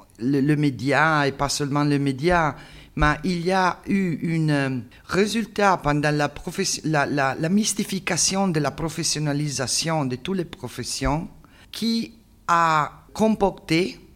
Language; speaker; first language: French; non-native, learner; Italian